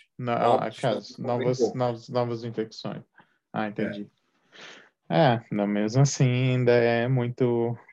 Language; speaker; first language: Portuguese; native; Portuguese